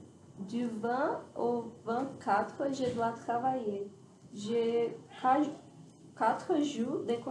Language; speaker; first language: French; non-native, learner; Portuguese